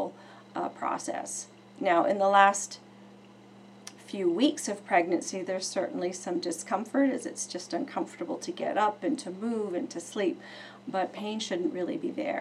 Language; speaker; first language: English; native; English